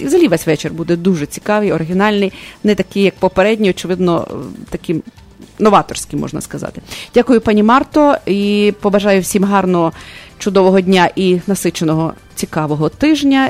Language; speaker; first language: Ukrainian; native; Ukrainian